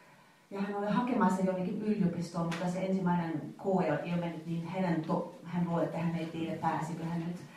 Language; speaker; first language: Finnish; non-native, fluent; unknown